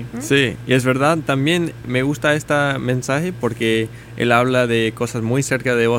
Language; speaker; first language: Spanish; non-native, learner; English